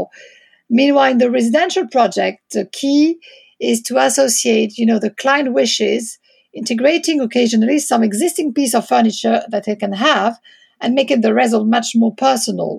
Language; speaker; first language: English; non-native, fluent; French